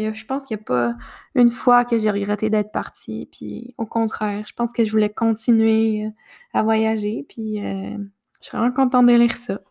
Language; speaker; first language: French; native; French